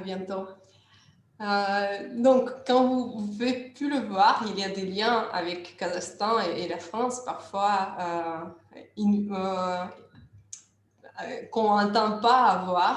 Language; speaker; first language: French; non-native, fluent; Russian